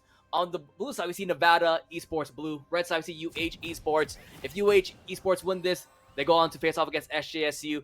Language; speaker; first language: English; native; English